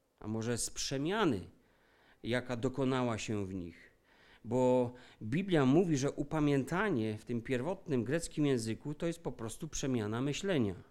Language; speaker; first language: Polish; native; Polish